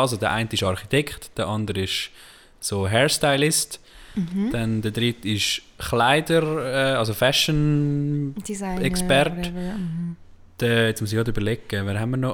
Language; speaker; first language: German; native; German